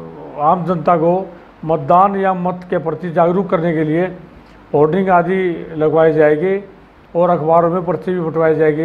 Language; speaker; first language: Hindi; native; Hindi